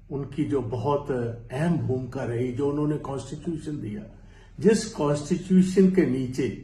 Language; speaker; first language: Hindi; non-native, local second language; Punjabi